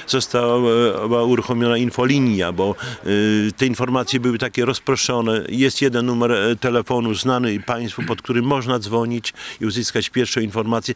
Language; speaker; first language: Polish; native; Polish